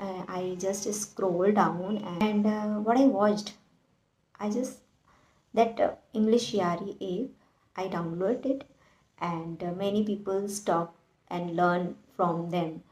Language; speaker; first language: English; non-native, learner; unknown